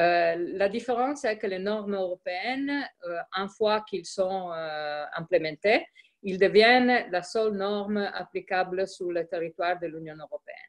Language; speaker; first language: French; non-native, fluent; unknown